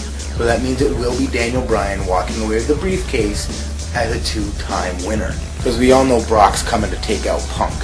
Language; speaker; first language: English; native; English